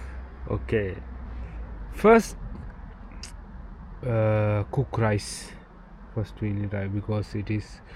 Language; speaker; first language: English; non-native, learner; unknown